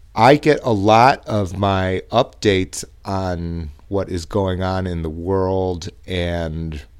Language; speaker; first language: English; native; English